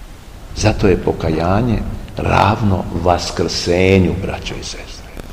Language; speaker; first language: Serbian; native; Serbian